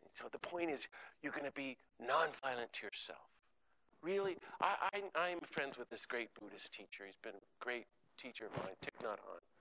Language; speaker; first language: English; native; English